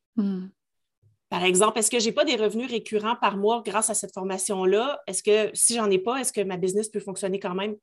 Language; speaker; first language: French; native; French